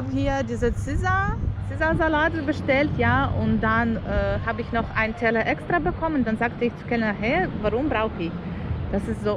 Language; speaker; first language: German; non-native, learner; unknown